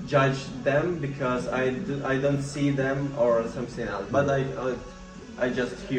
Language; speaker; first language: English; non-native, learner; Ukrainian